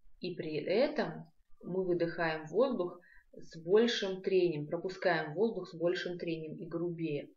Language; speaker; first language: Russian; non-native, local second language; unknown